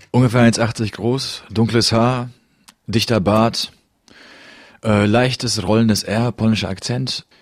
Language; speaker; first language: German; early bilingual, other home language; Polish